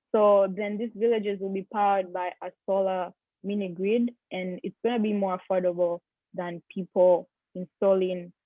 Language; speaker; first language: English; non-native, local second language; Swahili